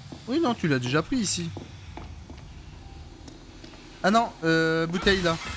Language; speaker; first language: French; native; French